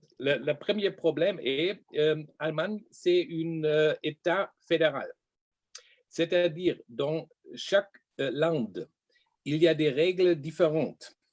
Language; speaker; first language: French; non-native, learner; German